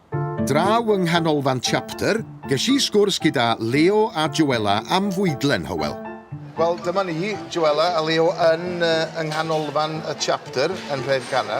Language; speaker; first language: Welsh; native; Welsh